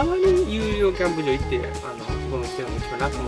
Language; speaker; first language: Japanese; native; Japanese